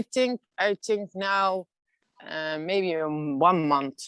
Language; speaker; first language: English; non-native, learner; Dutch